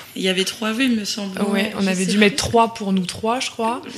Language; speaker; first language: French; native; French